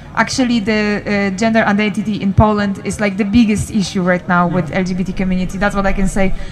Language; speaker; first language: English; non-native, learner; Polish